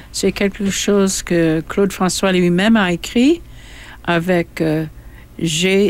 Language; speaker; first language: French; non-native, fluent; English